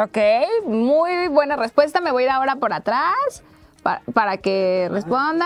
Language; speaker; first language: Spanish; native; Spanish